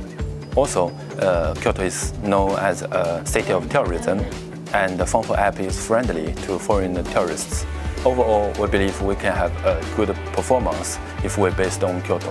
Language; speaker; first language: English; non-native, fluent; Chinese